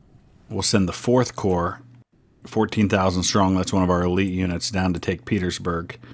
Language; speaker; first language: English; native; English